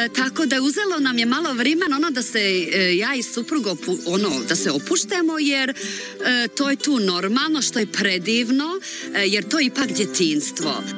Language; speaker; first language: Croatian; early bilingual, heritage; Croatian